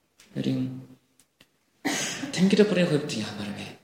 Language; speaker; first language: Mongolian; non-native, fluent; Korean